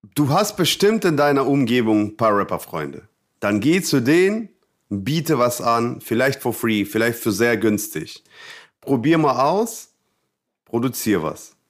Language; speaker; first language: German; non-native, fluent; Russian